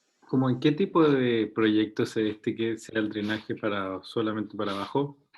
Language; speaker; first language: Spanish; native; Spanish